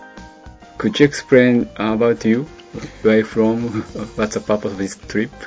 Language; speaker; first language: English; non-native, learner; Japanese